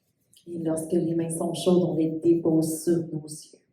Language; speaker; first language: French; native; French